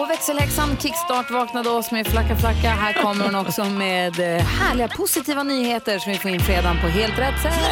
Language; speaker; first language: Swedish; native; Swedish